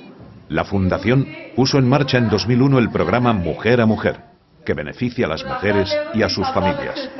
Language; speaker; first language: Spanish; native; Spanish